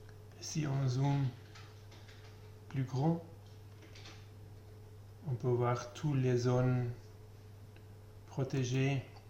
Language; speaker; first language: French; non-native, learner; German